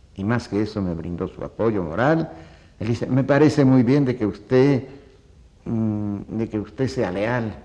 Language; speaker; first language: Spanish; early bilingual, other home language; Polish